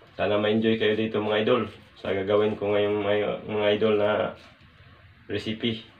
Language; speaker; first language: Filipino; non-native, local second language; Cebuano